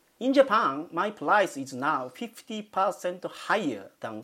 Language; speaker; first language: English; non-native, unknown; Japanese